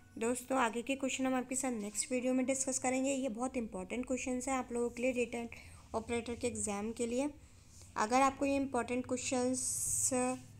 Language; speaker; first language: Hindi; native; Hindi